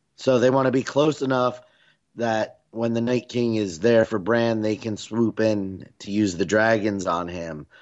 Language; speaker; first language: English; native; English